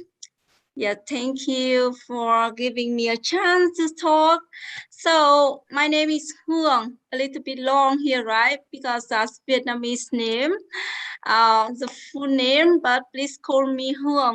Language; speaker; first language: English; non-native, fluent; Vietnamese